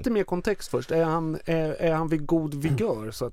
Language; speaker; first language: Swedish; native; Swedish